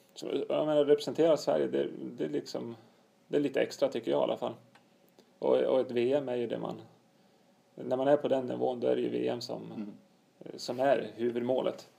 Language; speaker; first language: Swedish; native; Swedish